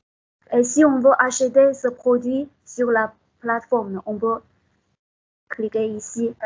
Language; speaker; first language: French; non-native, fluent; Chinese